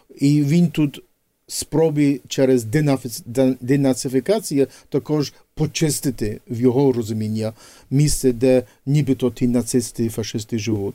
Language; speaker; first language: Ukrainian; early bilingual, heritage; English